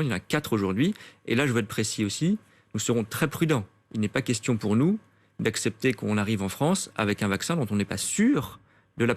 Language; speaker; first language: French; native; French